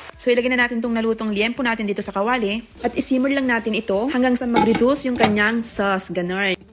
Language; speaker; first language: Filipino; native; Filipino